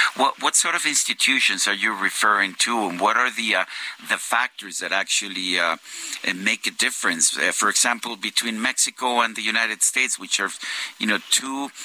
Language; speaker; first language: English; non-native, fluent; Spanish